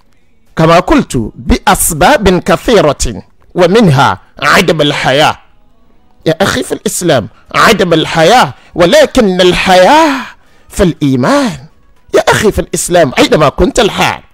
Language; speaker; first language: Arabic; non-native, learner; Yoruba